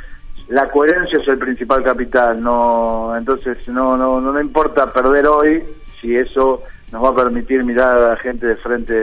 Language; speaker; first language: Spanish; native; Spanish